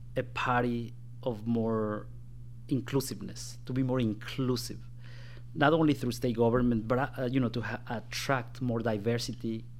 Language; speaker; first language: English; non-native, fluent; Spanish